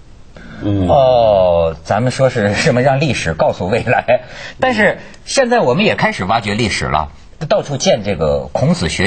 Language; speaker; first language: Chinese; native; Chinese